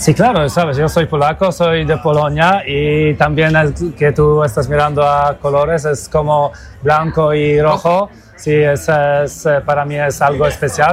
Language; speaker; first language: Spanish; non-native, learner; Polish